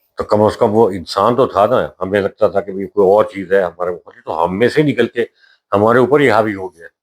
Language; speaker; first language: Urdu; non-native, local second language; Saraiki